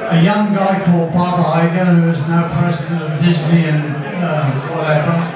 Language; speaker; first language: English; native; English